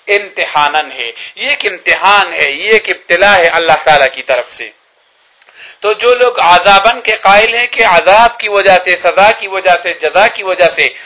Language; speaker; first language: Urdu; non-native, local second language; Pashto